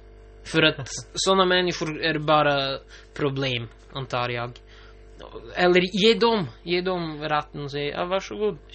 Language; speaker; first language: Swedish; non-native, local second language; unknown